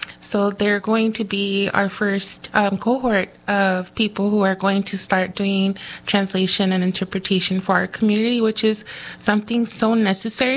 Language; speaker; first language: English; early bilingual, other home language; Spanish